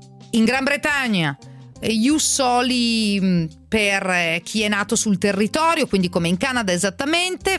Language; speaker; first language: Italian; native; Italian